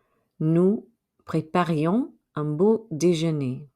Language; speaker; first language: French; non-native, fluent; English